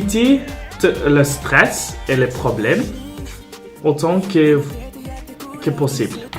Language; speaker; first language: French; non-native, local second language; Persian